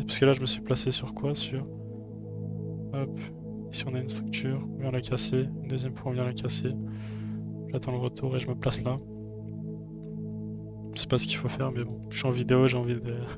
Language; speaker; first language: French; native; French